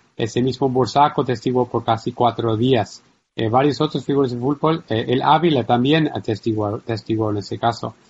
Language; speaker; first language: Spanish; non-native, fluent; English